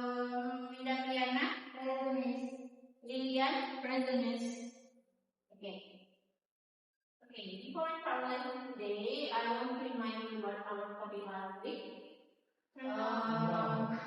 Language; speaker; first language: English; non-native, learner; Indonesian